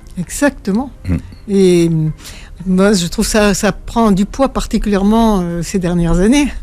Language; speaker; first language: French; native; French